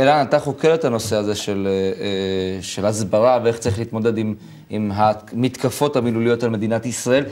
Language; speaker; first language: Hebrew; native; Hebrew